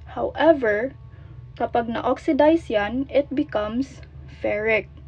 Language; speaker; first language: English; non-native, local second language; Filipino